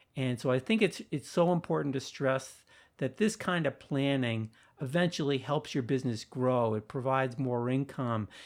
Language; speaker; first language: English; native; English